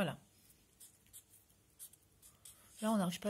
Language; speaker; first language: French; native; French